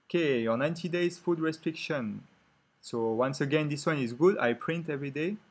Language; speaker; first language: English; non-native, fluent; French